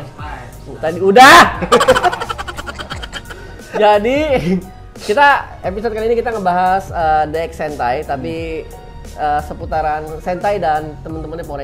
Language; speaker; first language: Indonesian; native; Indonesian